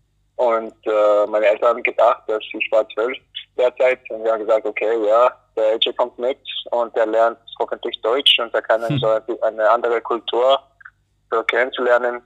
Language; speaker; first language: German; non-native, fluent; English